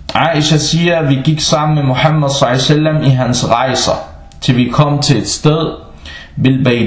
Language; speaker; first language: Danish; non-native, local second language; Arabic